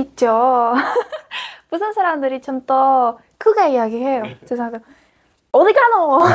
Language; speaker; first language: Korean; non-native, fluent; Spanish